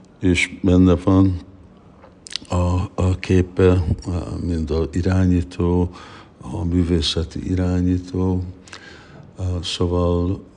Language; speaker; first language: Hungarian; early bilingual, heritage; Hungarian